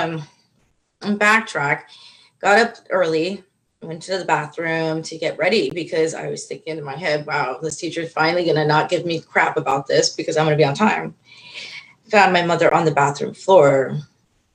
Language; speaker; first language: English; native; English